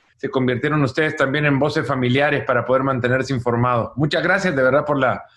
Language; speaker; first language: Spanish; native; Spanish